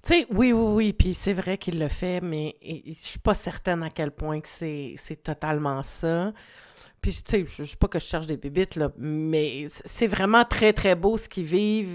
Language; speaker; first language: French; native; French